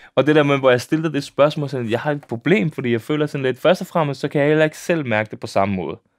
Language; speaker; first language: Danish; early bilingual, other home language; Serbian